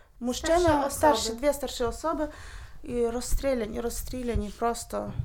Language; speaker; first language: Polish; non-native, learner; Ukrainian